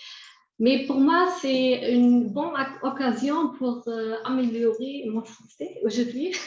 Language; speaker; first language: French; non-native, learner; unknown